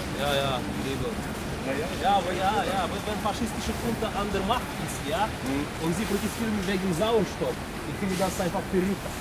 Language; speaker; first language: German; non-native, learner; Russian